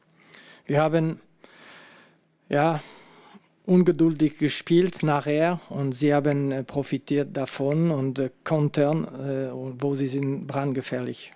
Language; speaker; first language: German; non-native, fluent; French